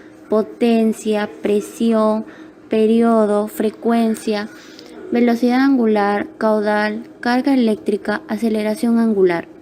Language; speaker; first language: Spanish; native; Spanish